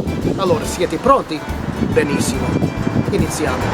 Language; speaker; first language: Italian; non-native, fluent; English